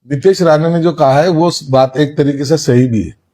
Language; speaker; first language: Hindi; non-native, local second language; Marathi